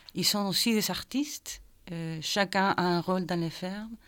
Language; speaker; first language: French; non-native, fluent; Spanish